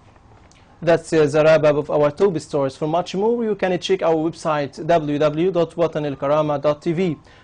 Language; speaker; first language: English; non-native, local second language; Arabic